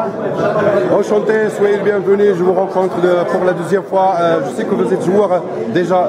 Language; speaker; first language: French; non-native, local second language; Arabic